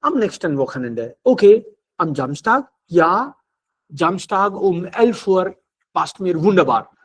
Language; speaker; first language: German; non-native, learner; Hindi